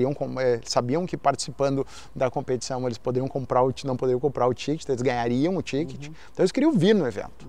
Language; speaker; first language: Portuguese; native; Portuguese